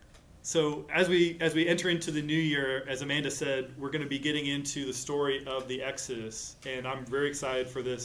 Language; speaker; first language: English; native; English